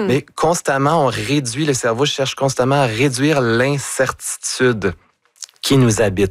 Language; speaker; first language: French; native; French